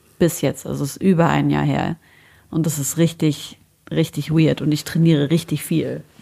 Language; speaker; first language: German; early bilingual, other home language; Arabic